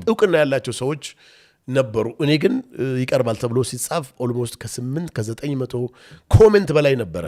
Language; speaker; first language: Amharic; non-native, local second language; Oromo